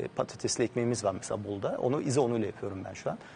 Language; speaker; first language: Turkish; native; Turkish